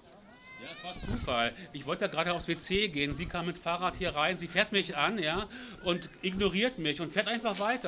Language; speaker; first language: German; native; German